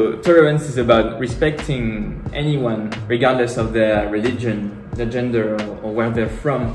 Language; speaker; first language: English; non-native, fluent; French